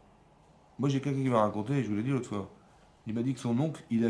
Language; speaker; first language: French; native; French